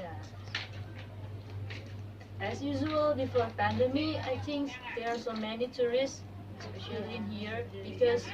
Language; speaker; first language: English; non-native, learner; Indonesian